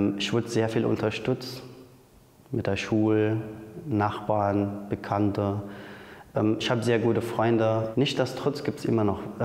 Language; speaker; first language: German; non-native, fluent; Arabic